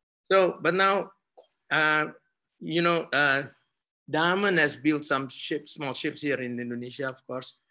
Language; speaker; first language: English; non-native, fluent; Indonesian